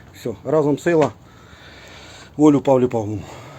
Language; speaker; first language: Ukrainian; native; Ukrainian